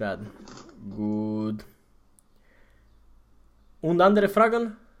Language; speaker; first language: German; non-native, fluent; Romanian